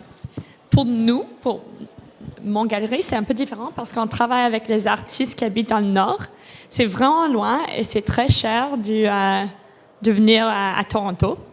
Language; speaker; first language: French; non-native, local second language; English